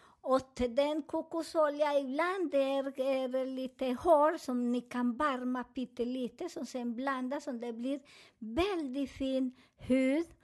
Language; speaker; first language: Swedish; non-native, learner; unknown